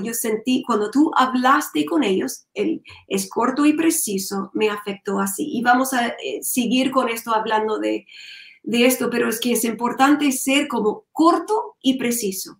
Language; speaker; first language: Spanish; non-native, learner; English